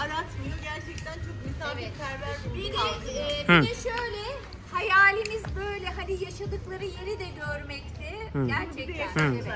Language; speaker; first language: Turkish; non-native, fluent; Hindi